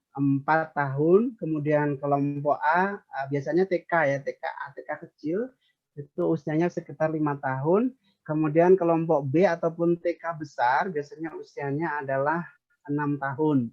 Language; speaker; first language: Indonesian; native; Indonesian